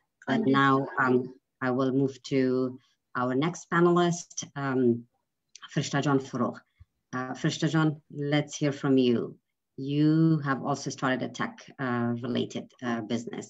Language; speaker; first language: English; non-native, fluent; Persian